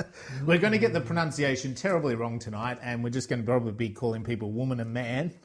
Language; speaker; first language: English; native; English